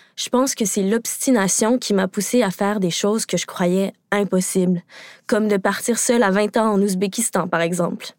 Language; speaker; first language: French; native; French